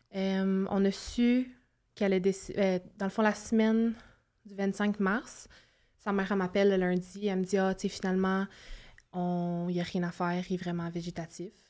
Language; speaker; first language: French; native; French